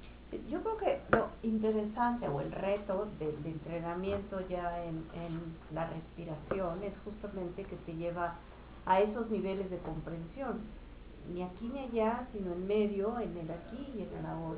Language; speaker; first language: Spanish; native; Spanish